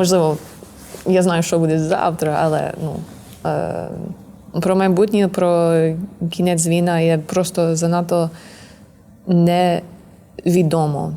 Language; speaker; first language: Ukrainian; non-native, learner; English